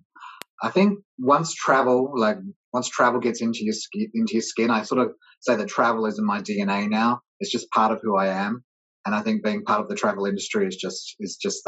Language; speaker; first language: English; native; English